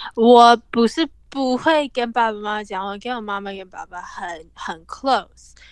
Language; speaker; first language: Chinese; early bilingual, heritage; English